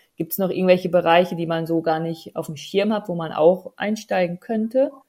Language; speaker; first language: German; native; German